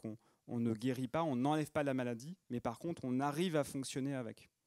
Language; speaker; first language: French; native; French